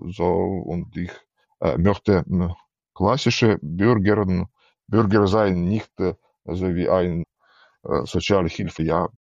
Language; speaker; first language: German; non-native, learner; Ukrainian